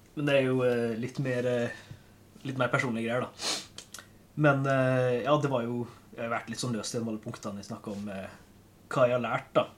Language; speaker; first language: Norwegian; native; Norwegian